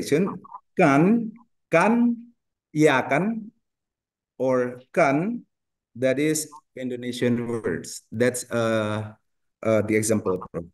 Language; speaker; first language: English; non-native, learner; Indonesian